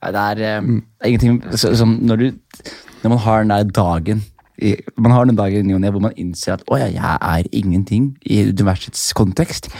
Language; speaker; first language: Norwegian; early bilingual, other home language; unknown